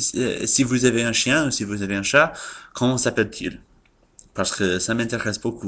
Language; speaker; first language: French; non-native, learner; English